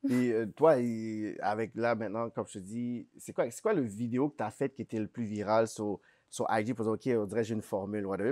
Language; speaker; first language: French; native; French